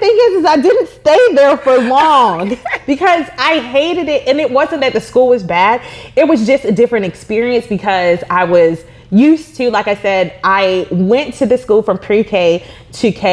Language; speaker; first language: English; native; English